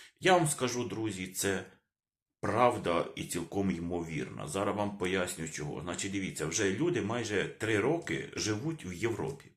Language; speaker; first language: Ukrainian; non-native, local second language; Russian